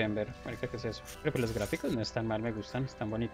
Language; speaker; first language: Spanish; native; Spanish